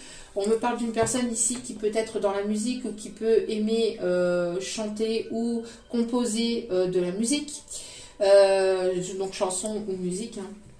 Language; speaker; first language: French; native; French